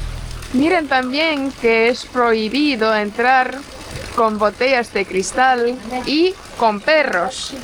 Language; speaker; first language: Spanish; non-native, fluent; Estonian